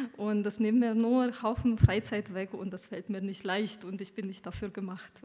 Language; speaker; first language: German; early bilingual, other home language; Romanian